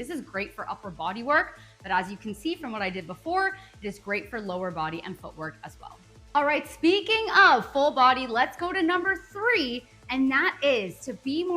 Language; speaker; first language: English; native; English